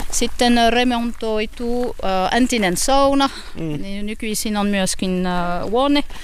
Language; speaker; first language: Finnish; non-native, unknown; French